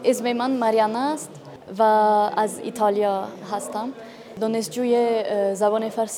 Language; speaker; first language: Persian; non-native, learner; Italian